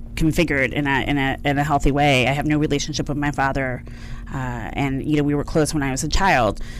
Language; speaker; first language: English; native; English